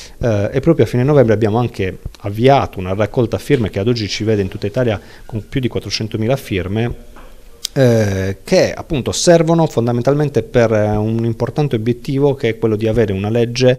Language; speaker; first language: Italian; native; Italian